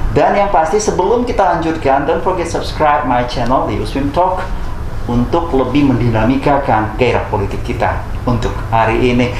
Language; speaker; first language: Indonesian; native; Indonesian